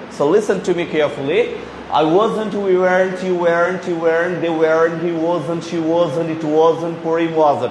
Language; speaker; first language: English; non-native, local second language; Bangla